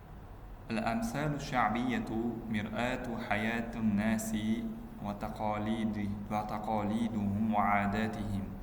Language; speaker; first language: Arabic; non-native, fluent; Uzbek